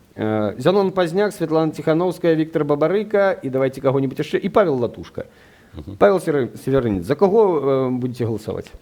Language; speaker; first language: Belarusian; non-native, local second language; Russian